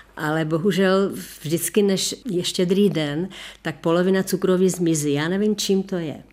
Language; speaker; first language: Czech; native; Czech